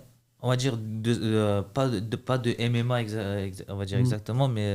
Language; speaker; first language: French; early bilingual, other home language; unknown